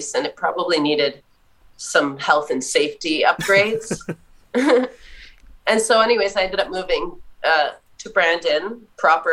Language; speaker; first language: English; native; English